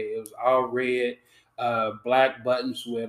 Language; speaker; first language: English; native; English